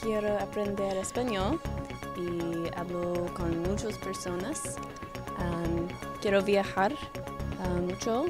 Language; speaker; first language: Spanish; non-native, learner; English